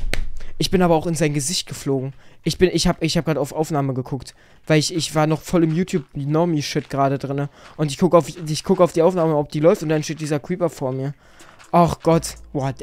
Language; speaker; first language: German; native; German